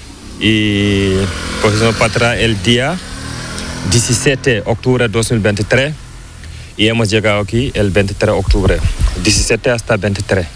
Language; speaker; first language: Spanish; non-native, learner; Fula